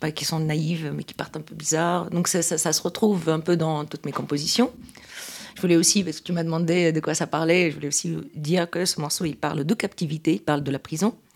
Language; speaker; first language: French; non-native, local second language; Arabic